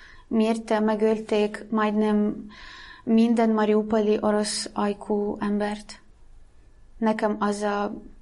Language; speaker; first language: Hungarian; non-native, fluent; Russian